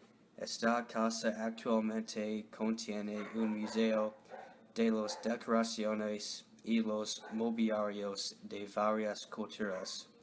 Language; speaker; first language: Spanish; non-native, learner; English